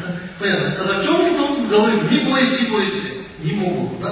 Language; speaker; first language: Russian; non-native, learner; Tibetan